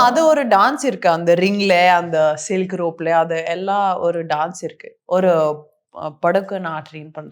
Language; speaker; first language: Tamil; non-native, learner; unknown